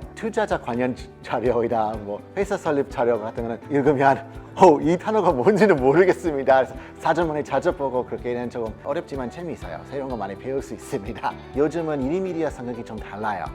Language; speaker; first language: Korean; non-native, fluent; English